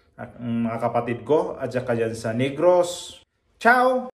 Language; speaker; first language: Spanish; non-native, learner; Filipino